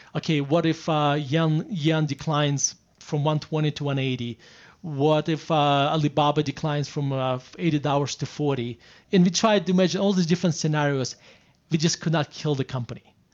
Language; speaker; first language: English; non-native, fluent; Russian